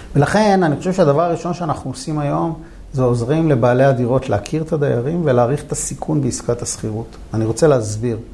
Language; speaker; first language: Hebrew; native; Hebrew